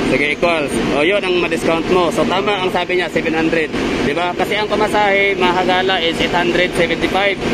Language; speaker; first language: Filipino; non-native, local second language; Cebuano